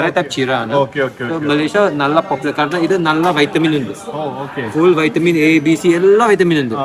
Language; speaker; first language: Malayalam; early bilingual, heritage; Malayalam